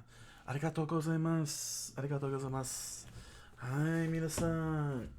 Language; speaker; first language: Japanese; non-native, learner; English